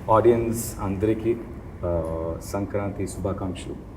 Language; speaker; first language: Telugu; non-native, learner; Tamil